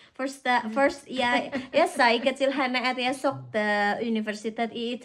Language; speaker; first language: Norwegian; non-native, learner; Indonesian